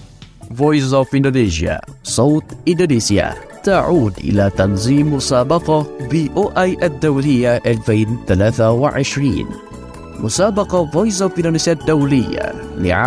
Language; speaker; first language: Arabic; non-native, fluent; Indonesian